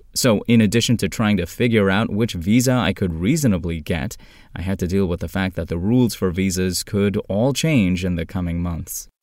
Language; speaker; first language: English; non-native, fluent; Turkish